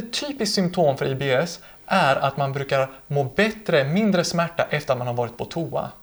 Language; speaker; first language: Swedish; native; Swedish